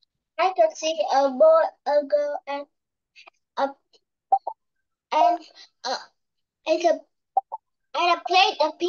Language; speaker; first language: English; non-native, learner; Vietnamese